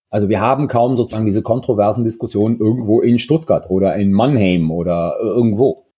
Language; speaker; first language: German; early bilingual, other home language; Italian